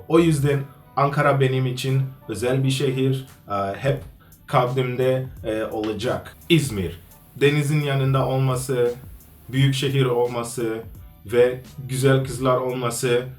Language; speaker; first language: Turkish; non-native, fluent; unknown